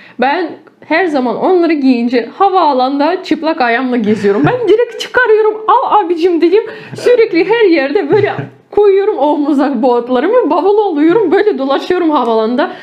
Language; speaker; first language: Turkish; non-native, fluent; Ukrainian